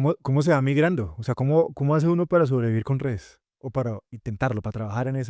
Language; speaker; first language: Spanish; native; Spanish